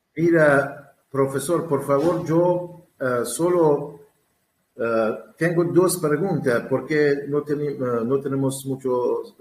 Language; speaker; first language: Spanish; non-native, learner; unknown